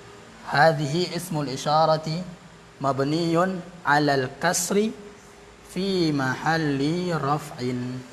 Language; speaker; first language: Arabic; non-native, learner; Indonesian